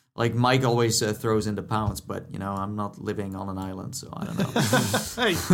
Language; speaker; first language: English; non-native, fluent; Dutch